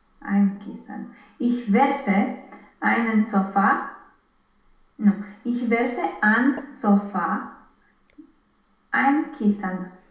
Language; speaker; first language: German; non-native, learner; Romanian